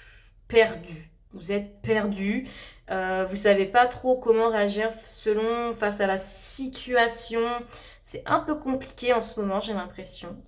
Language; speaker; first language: French; native; French